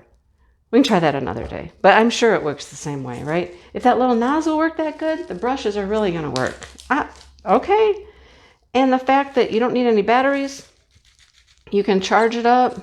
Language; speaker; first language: English; native; English